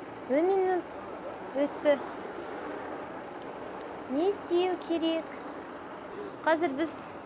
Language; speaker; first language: Kazakh; non-native, local second language; Russian